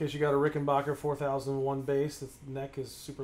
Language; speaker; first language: English; native; English